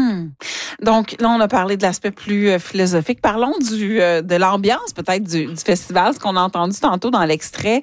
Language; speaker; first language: French; native; French